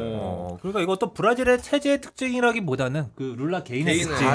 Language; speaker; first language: Korean; native; Korean